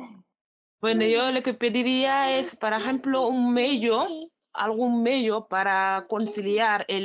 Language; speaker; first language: Spanish; non-native, learner; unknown